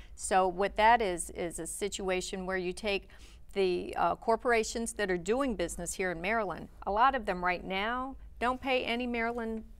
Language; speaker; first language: English; native; English